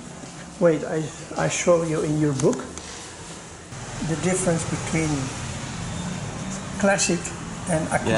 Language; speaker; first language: English; non-native, fluent; Dutch